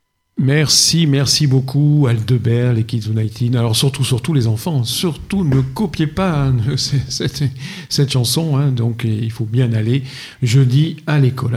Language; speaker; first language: French; native; French